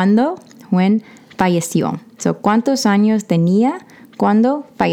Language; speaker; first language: Spanish; non-native, learner; English